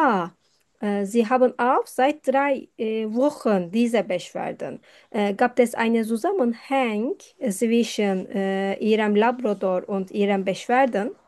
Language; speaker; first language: German; non-native, fluent; Turkish